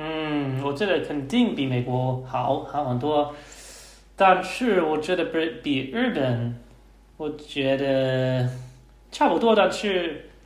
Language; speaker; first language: Chinese; non-native, learner; English